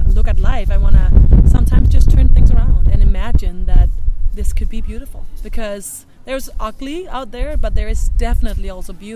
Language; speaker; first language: English; non-native, fluent; Danish